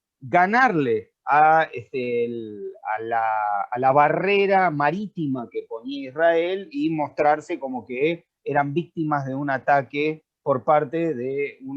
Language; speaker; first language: Spanish; native; Spanish